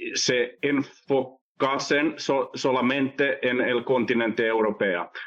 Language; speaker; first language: Spanish; non-native, fluent; Finnish